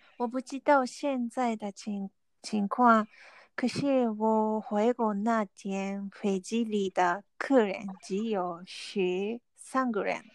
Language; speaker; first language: Chinese; non-native, learner; Vietnamese